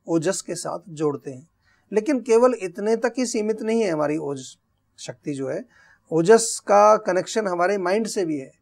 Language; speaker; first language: Hindi; native; Hindi